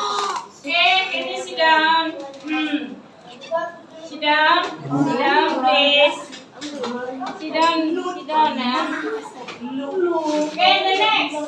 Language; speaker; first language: English; non-native, learner; Indonesian